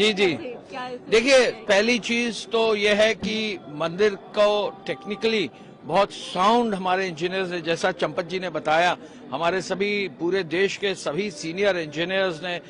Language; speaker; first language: Hindi; native; Hindi